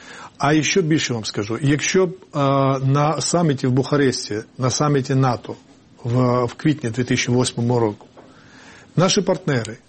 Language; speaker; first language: Ukrainian; non-native, fluent; Georgian